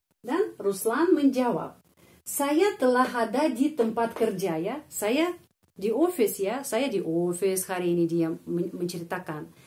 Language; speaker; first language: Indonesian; non-native, fluent; Russian